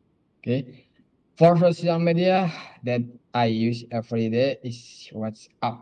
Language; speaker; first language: English; non-native, learner; Indonesian